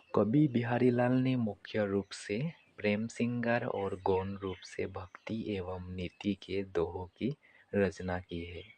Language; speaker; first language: Hindi; non-native, local second language; Assamese